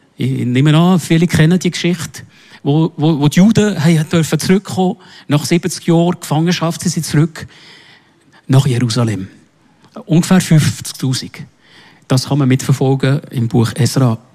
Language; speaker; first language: German; non-native, local second language; French